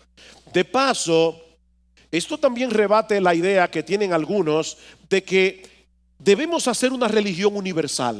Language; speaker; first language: Spanish; native; Spanish